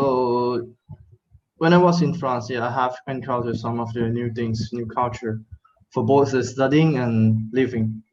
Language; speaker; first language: English; non-native, fluent; Thai